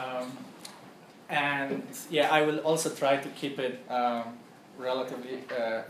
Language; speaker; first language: English; non-native, fluent; Polish